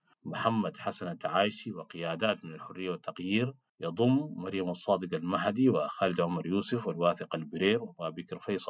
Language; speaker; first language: Arabic; native; Arabic